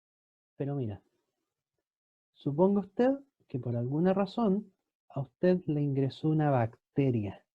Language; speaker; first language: Spanish; native; Spanish